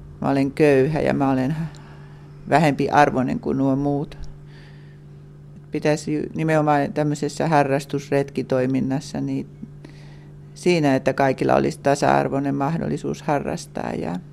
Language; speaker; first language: Finnish; native; Finnish